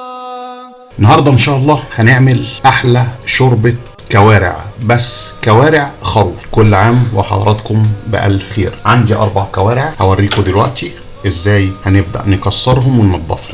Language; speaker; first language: Arabic; native; Arabic